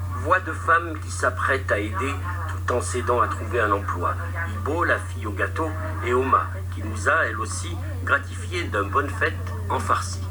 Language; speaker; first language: French; native; French